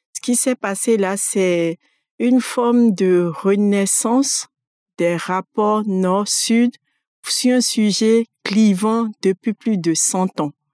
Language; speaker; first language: French; non-native, local second language; Fon